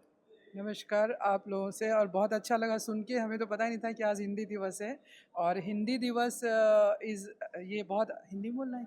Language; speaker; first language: Hindi; early bilingual, heritage; Hindi